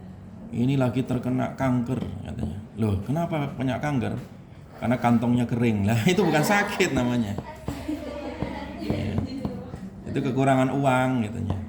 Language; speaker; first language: Indonesian; native; Indonesian